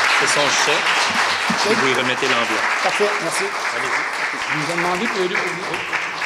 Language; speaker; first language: French; native; French